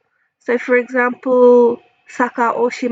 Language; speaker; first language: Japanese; non-native, fluent; English